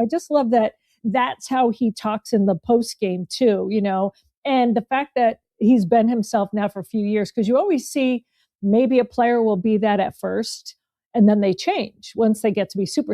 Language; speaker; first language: English; native; English